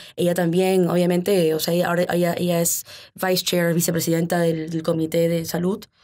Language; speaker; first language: Spanish; early bilingual, heritage; Spanish